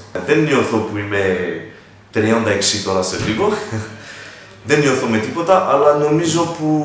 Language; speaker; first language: Greek; non-native, learner; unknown